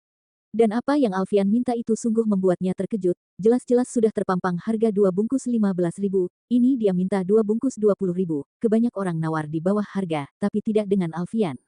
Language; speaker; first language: Indonesian; native; Indonesian